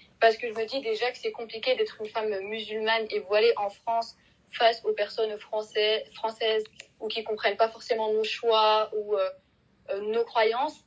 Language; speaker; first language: French; native; French